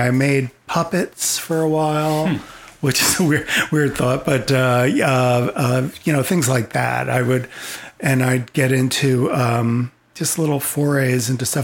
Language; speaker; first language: English; native; English